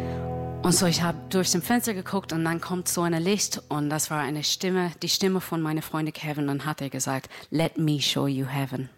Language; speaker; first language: German; non-native, learner; English